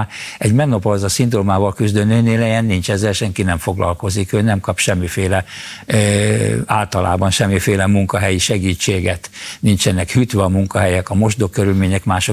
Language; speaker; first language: Hungarian; native; Hungarian